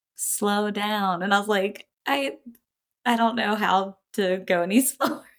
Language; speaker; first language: English; native; English